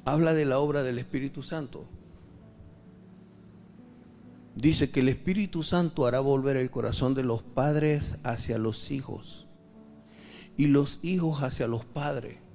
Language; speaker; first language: Spanish; native; Spanish